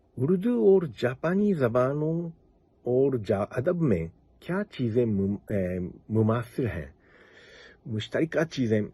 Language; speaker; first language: Urdu; non-native, fluent; Japanese